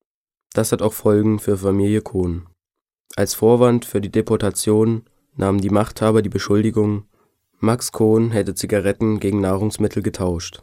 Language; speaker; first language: German; native; German